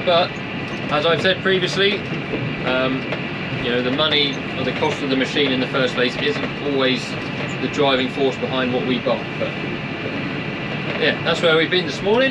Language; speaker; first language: English; native; English